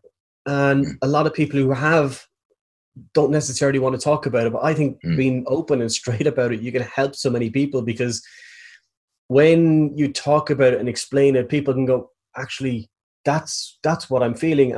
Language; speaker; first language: English; native; English